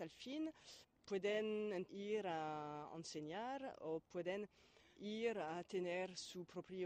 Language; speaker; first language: Spanish; non-native, fluent; French